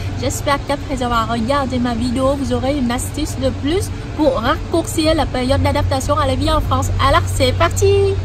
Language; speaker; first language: French; non-native, fluent; Vietnamese